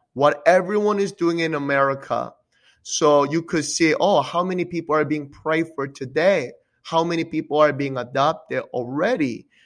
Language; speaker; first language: English; early bilingual, other home language; Korean